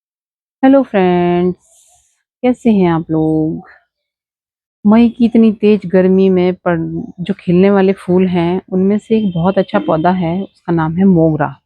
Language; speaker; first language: Hindi; native; Hindi